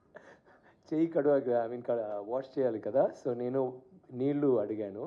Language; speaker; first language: Telugu; non-native, learner; Tamil